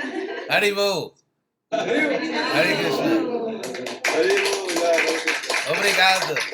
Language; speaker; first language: Portuguese; non-native, fluent; English